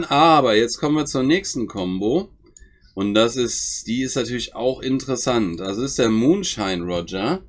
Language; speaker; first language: German; native; German